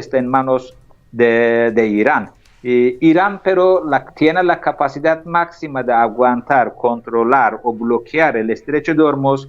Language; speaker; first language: Spanish; non-native, fluent; Turkish